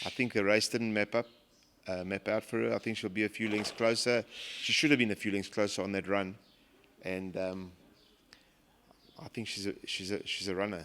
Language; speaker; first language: English; native; English